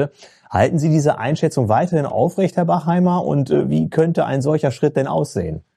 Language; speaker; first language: German; native; German